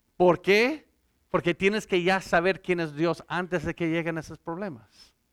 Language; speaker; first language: Spanish; non-native, fluent; English